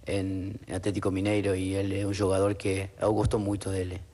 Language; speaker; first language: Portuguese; non-native, learner; Spanish